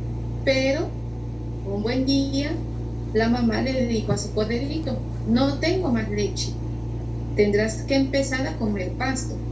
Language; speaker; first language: Spanish; native; Spanish